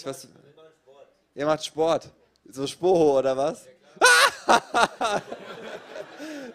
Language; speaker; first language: German; native; German